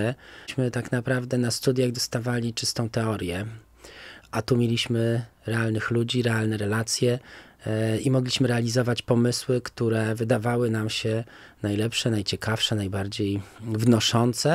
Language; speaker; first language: Polish; native; Polish